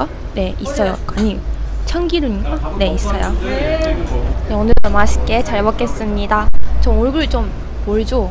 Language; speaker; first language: Korean; non-native, fluent; Japanese